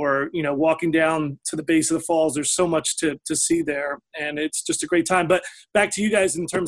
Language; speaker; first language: English; native; English